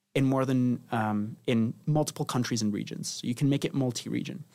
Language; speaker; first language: English; non-native, fluent; Spanish